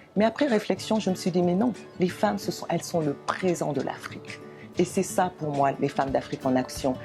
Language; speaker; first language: French; non-native, local second language; Wolof